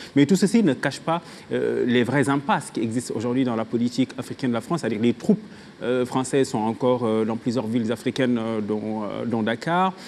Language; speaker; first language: French; non-native, local second language; Wolof